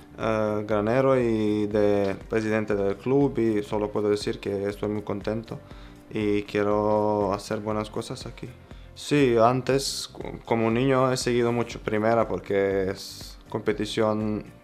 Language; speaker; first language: Spanish; non-native, fluent; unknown